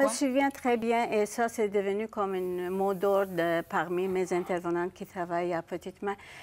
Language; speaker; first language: French; non-native, fluent; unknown